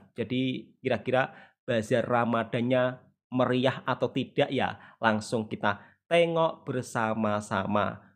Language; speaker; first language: Indonesian; native; Indonesian